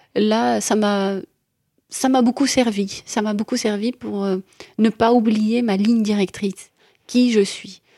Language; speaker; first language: French; non-native, local second language; Arabic